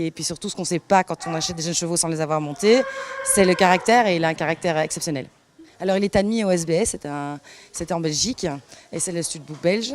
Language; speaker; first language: French; native; French